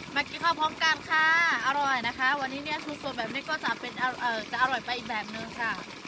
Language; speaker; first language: Thai; non-native, local second language; Lahu